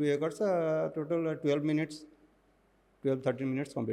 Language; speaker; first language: Telugu; non-native, local second language; Odia